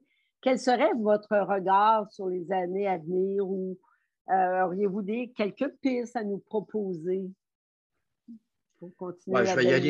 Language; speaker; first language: French; native; French